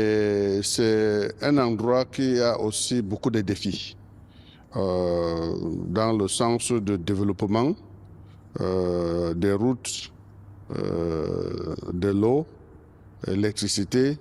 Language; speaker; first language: French; non-native, local second language; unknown